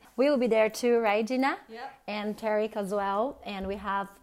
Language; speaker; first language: English; non-native, fluent; Portuguese